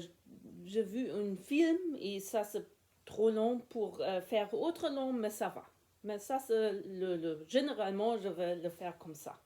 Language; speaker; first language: French; non-native, learner; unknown